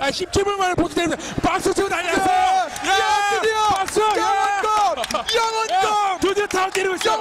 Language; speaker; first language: Korean; native; Korean